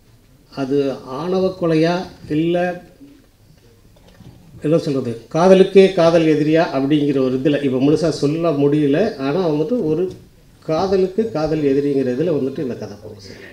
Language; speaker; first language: Tamil; native; Tamil